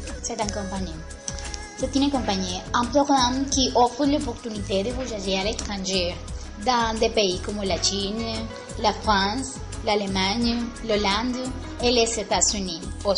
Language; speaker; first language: French; non-native, learner; Spanish